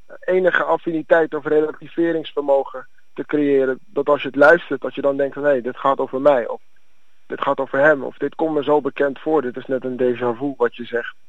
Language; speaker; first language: Dutch; early bilingual, other home language; Akan